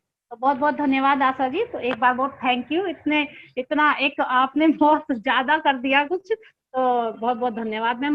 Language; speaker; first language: Hindi; native; Hindi